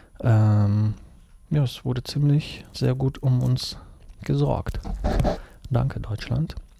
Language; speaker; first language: German; early bilingual, other home language; Russian